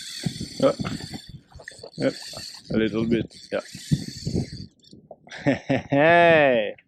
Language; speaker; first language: English; non-native, learner; French